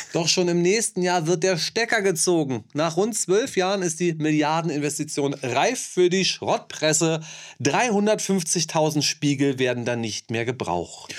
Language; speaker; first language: German; native; German